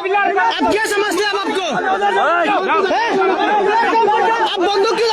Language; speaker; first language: Hindi; non-native, learner; Bangla